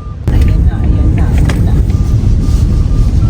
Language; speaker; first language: Filipino; native; Filipino